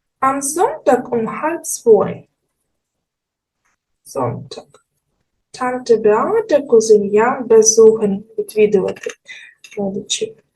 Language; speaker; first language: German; non-native, fluent; Ukrainian